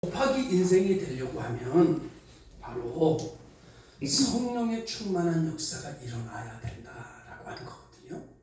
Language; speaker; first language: Korean; native; Korean